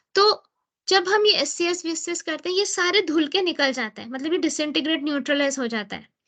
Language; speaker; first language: Hindi; native; Hindi